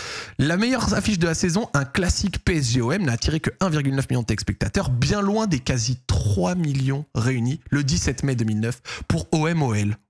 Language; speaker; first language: French; native; French